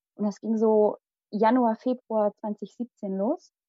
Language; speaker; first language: German; early bilingual, other home language; Malayalam